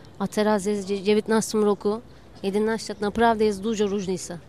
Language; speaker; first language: Polish; non-native, learner; Turkish